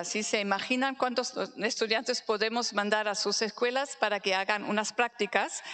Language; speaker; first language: Spanish; non-native, fluent; German